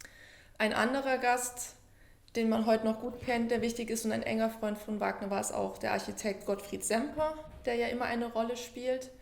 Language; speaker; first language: German; native; German